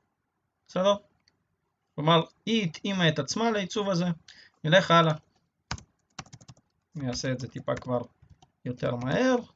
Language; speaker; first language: Hebrew; native; Hebrew